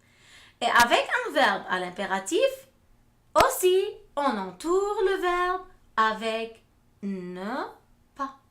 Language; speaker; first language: French; non-native, fluent; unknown